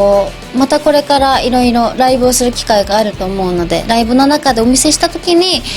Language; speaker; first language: Japanese; native; Japanese